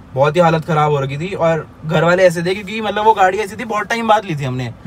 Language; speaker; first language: Hindi; native; Hindi